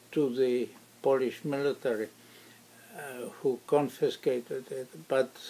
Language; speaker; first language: English; non-native, fluent; Ukrainian